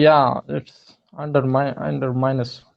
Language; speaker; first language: English; non-native, learner; Pashto